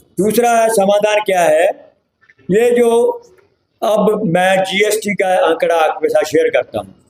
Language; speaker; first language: Hindi; native; Hindi